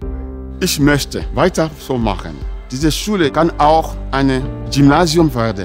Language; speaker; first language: German; non-native, learner; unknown